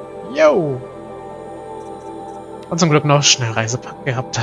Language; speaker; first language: German; native; German